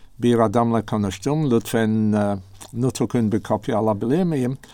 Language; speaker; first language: Turkish; non-native, learner; English